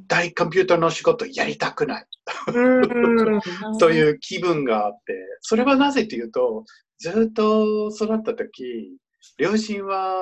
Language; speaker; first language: Japanese; non-native, fluent; English